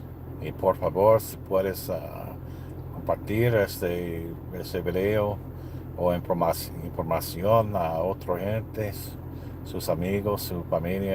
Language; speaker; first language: Spanish; non-native, learner; English